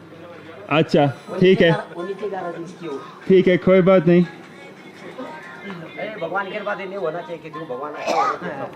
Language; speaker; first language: Hindi; non-native, learner; English